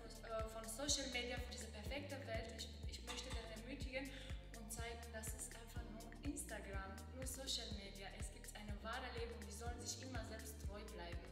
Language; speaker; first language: German; non-native, fluent; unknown